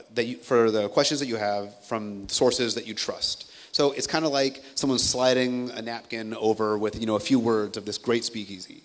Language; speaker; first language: English; native; English